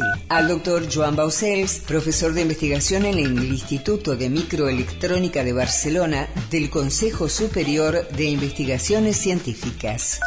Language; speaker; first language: Spanish; native; Spanish